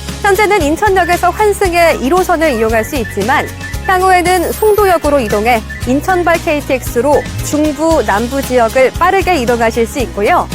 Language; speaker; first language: Korean; native; Korean